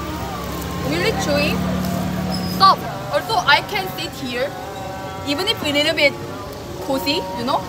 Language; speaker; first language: English; non-native, learner; Korean